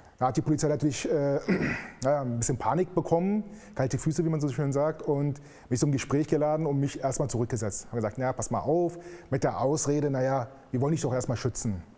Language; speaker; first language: German; early bilingual, other home language; Arabic